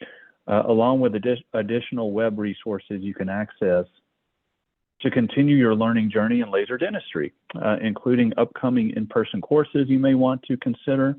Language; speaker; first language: English; native; English